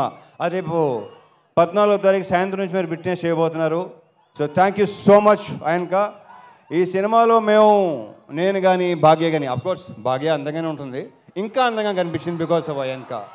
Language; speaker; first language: Telugu; native; Telugu